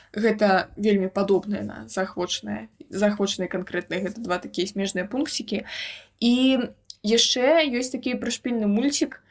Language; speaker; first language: Belarusian; non-native, local second language; Russian